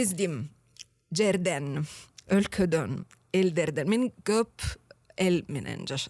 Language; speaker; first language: Kyrgyz; non-native, learner; Italian